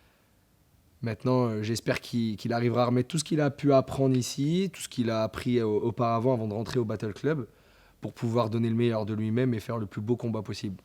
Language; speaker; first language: French; native; French